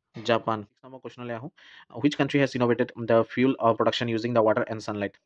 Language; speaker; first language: English; non-native, local second language; Assamese